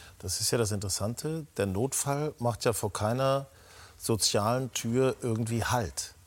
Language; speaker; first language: German; native; German